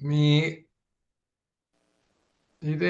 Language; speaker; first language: Spanish; non-native, learner; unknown